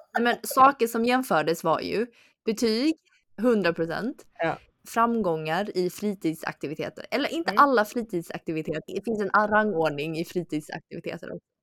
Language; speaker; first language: Swedish; early bilingual, other home language; Chinese